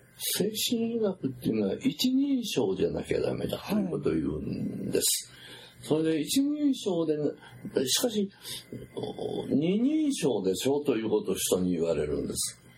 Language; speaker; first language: Japanese; native; Japanese